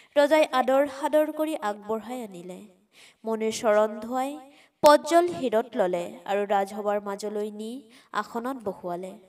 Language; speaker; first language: Assamese; native; Assamese